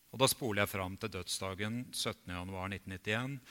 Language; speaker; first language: Norwegian; native; Norwegian